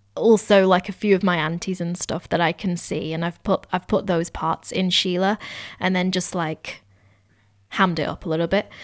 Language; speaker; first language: English; native; English